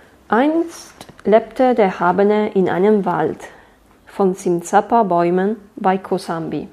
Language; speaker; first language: German; non-native, fluent; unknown